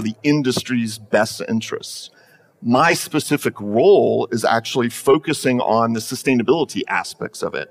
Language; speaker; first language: English; native; English